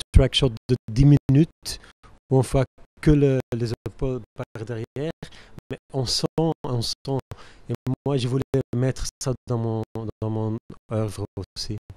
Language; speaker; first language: French; non-native, local second language; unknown